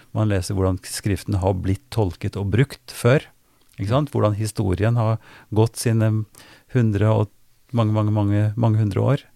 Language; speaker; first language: Norwegian; native; Norwegian